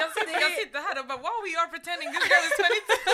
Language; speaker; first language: Swedish; native; Swedish